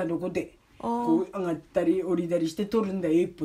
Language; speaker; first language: Japanese; native; Japanese